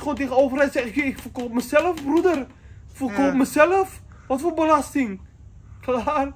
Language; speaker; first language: Dutch; early bilingual, other home language; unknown